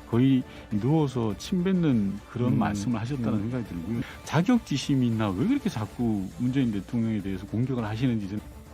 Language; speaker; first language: Korean; native; Korean